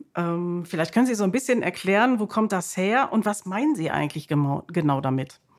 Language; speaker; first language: German; native; German